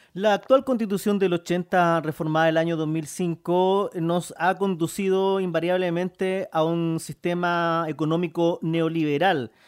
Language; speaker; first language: Spanish; native; Spanish